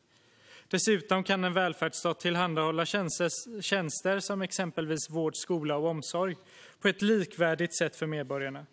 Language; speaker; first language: Swedish; native; Swedish